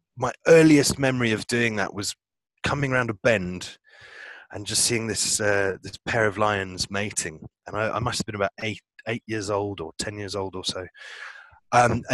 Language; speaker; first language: English; native; English